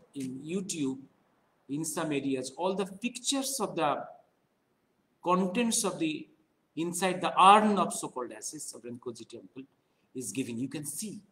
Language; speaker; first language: English; non-native, local second language; Bangla